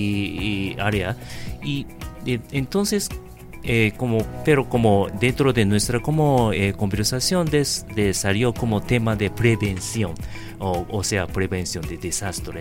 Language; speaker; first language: Spanish; non-native, learner; Japanese